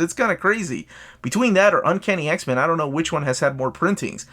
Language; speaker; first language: English; native; English